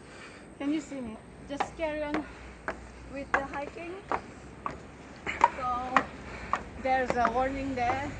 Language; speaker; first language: English; non-native, learner; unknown